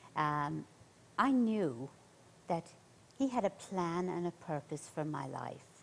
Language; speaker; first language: English; native; English